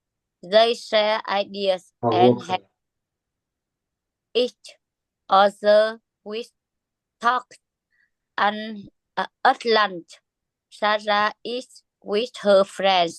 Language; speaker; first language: English; non-native, learner; Vietnamese